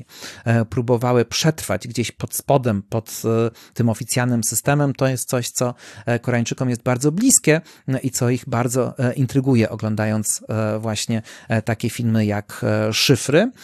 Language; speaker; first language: Polish; native; Polish